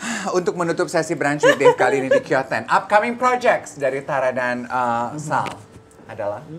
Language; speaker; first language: Indonesian; native; Indonesian